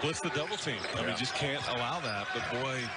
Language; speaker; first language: English; native; English